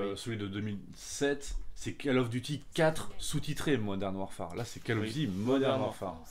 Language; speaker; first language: French; native; French